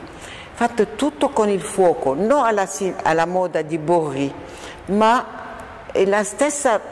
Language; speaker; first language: Italian; non-native, fluent; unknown